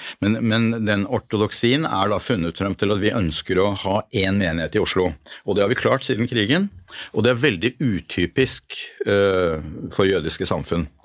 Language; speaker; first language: Norwegian; early bilingual, other home language; Hungarian